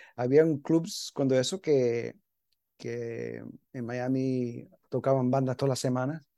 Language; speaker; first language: Spanish; early bilingual, heritage; Spanish